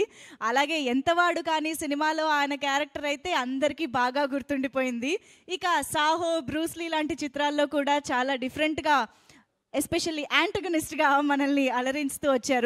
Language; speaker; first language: Telugu; native; Telugu